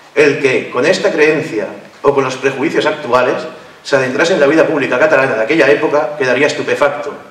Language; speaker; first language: Spanish; non-native, local second language; Catalan